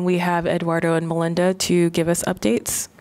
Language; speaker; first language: English; native; English